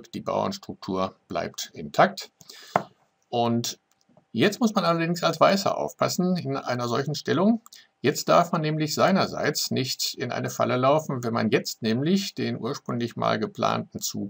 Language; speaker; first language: German; native; German